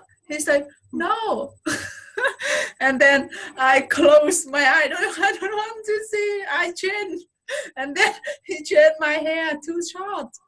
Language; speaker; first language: English; non-native, fluent; Vietnamese